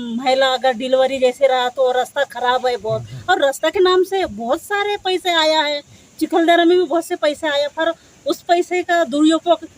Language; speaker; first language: Hindi; non-native, local second language; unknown